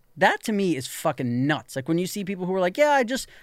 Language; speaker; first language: English; native; English